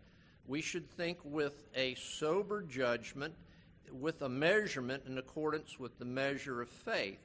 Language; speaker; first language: English; native; English